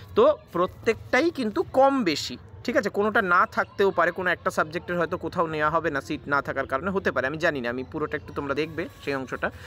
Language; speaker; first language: Bangla; native; Bangla